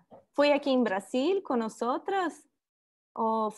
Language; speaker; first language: Spanish; non-native, learner; Portuguese